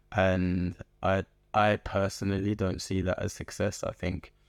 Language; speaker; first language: English; native; English